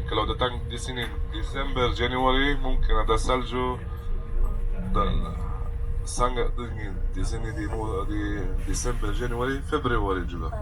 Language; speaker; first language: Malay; non-native, fluent; Arabic